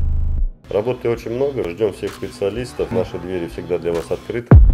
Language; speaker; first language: Russian; native; Russian